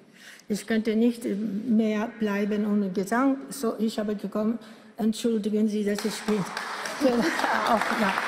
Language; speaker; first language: German; non-native, learner; Greek